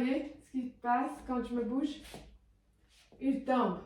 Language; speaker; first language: French; non-native, local second language; Swiss German